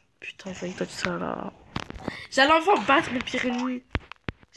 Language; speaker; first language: French; native; French